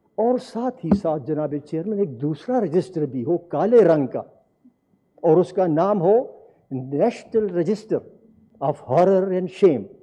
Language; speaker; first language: Urdu; non-native, local second language; Pashto